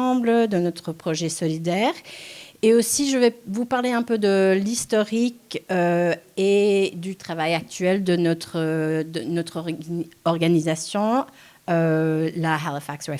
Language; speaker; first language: French; non-native, local second language; English